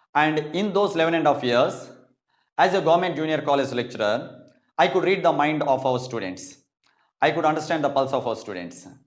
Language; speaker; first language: English; non-native, local second language; Telugu